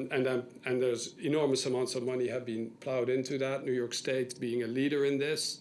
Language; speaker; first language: English; non-native, fluent; Dutch